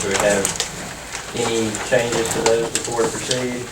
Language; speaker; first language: English; native; English